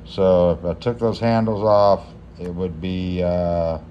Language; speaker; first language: English; native; English